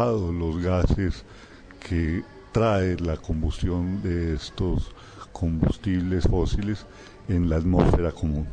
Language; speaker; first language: Spanish; native; Spanish